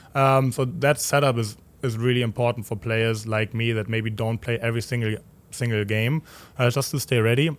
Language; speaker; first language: English; non-native, fluent; German